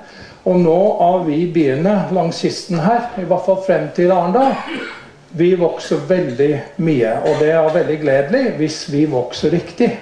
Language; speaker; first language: Norwegian; non-native, fluent; English